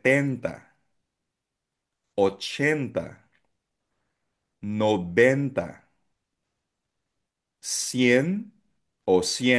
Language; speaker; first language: Spanish; non-native, fluent; Filipino